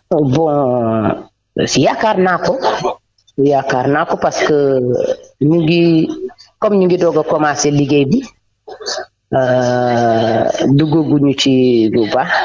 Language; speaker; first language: Wolof; non-native, local second language; Jola-Fonyi